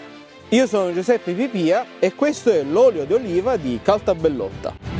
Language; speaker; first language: Italian; native; Italian